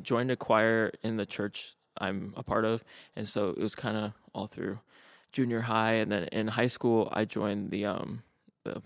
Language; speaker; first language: English; native; English